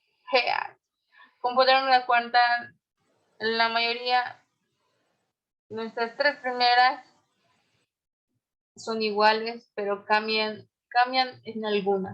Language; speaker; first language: Spanish; native; Spanish